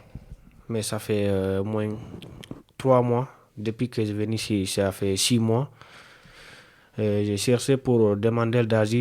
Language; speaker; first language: French; non-native, learner; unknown